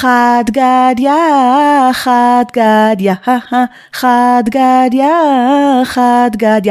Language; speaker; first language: English; non-native, fluent; Hebrew